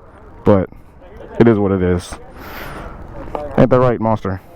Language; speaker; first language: English; native; English